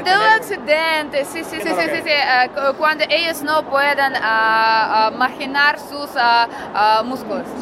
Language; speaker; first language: Spanish; non-native, learner; Russian